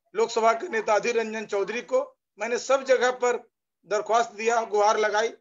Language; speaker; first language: Hindi; non-native, local second language; Bangla